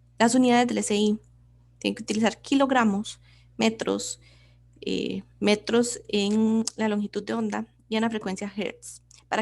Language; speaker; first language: Spanish; native; Spanish